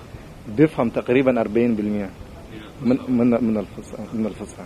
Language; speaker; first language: Arabic; native; Arabic